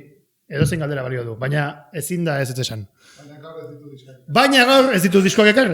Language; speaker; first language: Basque; native; Basque